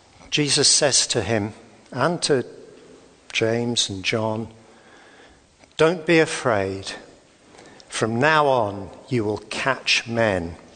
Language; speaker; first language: English; native; English